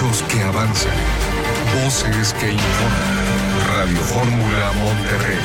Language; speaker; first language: Spanish; native; Spanish